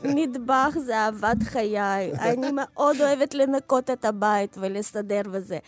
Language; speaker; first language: Hebrew; non-native, fluent; Ukrainian